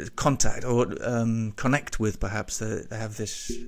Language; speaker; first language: English; native; English